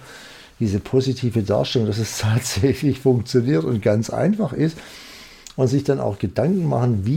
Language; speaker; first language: German; native; German